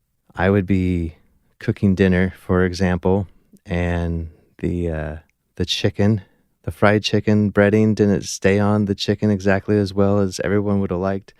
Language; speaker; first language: English; native; English